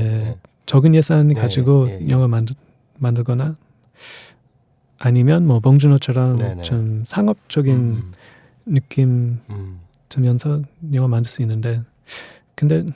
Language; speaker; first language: Korean; non-native, fluent; English